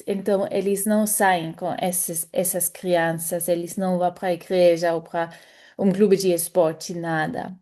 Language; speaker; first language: Portuguese; non-native, fluent; German